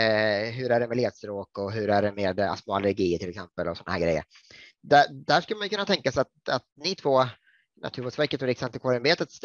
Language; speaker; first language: Swedish; native; Swedish